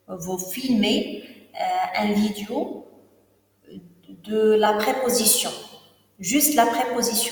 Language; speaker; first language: French; non-native, local second language; Arabic